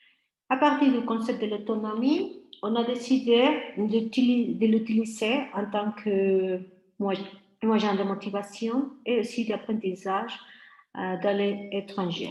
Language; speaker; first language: French; non-native, fluent; Spanish